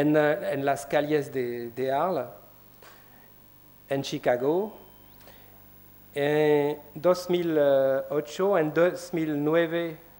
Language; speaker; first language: Spanish; non-native, learner; French